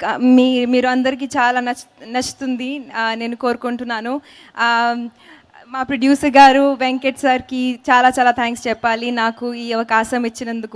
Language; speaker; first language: Telugu; non-native, learner; Hindi